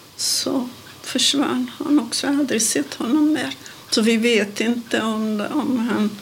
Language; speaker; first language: Swedish; non-native, fluent; Hungarian